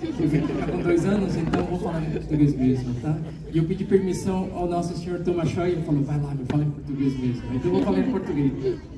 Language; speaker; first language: Portuguese; early bilingual, other home language; Korean